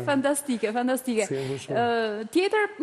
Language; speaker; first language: Albanian; native; Albanian